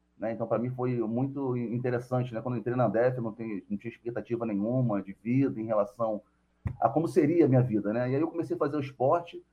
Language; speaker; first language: Portuguese; native; Portuguese